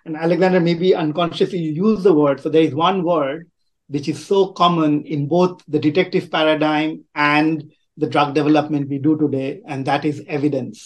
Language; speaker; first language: English; non-native, local second language; Bangla